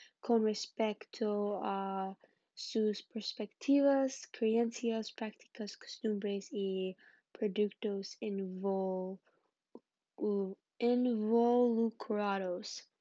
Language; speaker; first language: Spanish; non-native, learner; English